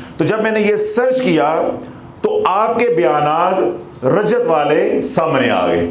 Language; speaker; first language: Urdu; non-native, local second language; Punjabi